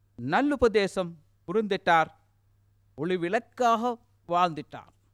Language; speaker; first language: Tamil; non-native, local second language; Sinhala